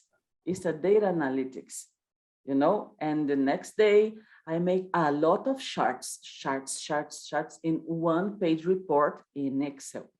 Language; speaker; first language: English; non-native, learner; Portuguese